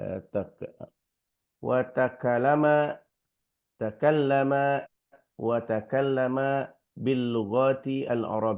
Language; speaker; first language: Arabic; non-native, learner; Indonesian